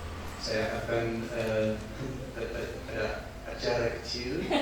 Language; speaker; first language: Indonesian; non-native, learner; Dutch